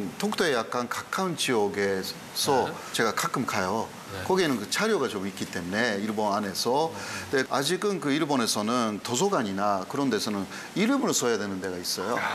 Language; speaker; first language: Korean; non-native, fluent; Japanese